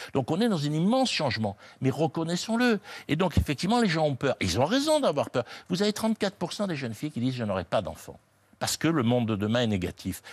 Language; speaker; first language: French; native; French